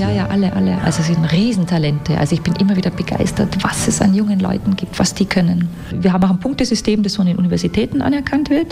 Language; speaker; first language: German; native; German